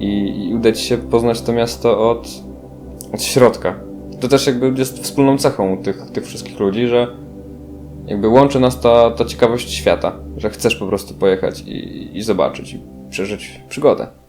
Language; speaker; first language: Polish; native; Polish